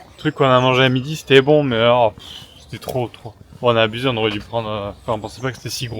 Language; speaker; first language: French; native; French